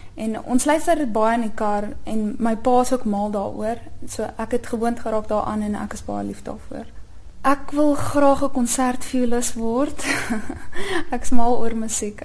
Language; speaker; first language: Afrikaans; native; Afrikaans